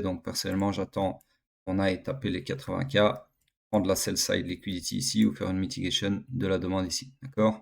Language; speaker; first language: French; native; French